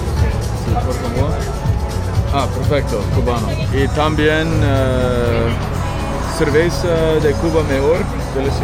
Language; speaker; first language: Spanish; non-native, learner; English